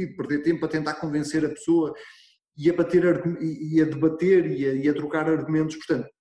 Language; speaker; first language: Portuguese; native; Portuguese